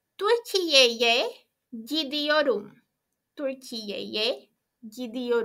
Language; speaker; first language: Turkish; non-native, fluent; Portuguese